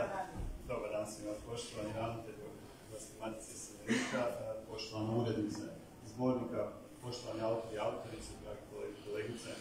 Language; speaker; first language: Croatian; native; Croatian